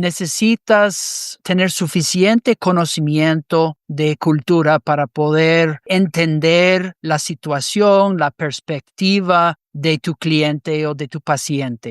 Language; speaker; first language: Spanish; non-native, fluent; English